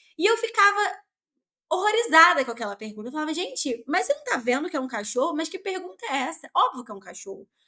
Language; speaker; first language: Portuguese; native; Portuguese